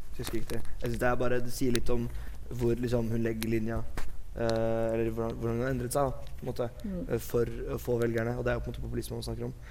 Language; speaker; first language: Norwegian; native; Norwegian